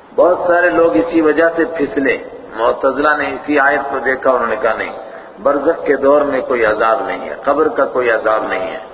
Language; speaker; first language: Urdu; non-native, local second language; Punjabi